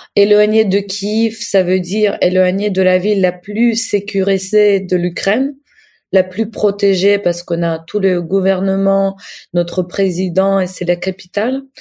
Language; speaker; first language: French; non-native, fluent; Ukrainian